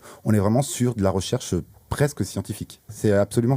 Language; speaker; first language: French; native; French